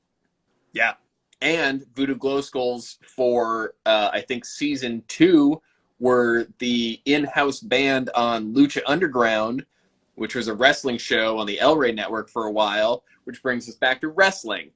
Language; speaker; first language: English; native; English